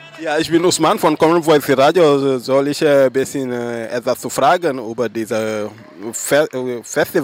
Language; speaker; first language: German; non-native, learner; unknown